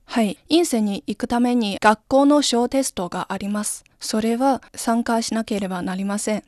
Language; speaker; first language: Japanese; non-native, learner; Chinese